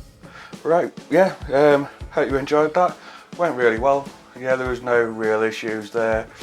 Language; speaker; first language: English; native; English